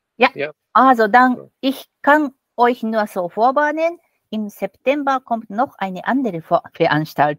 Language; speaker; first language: German; non-native, fluent; Japanese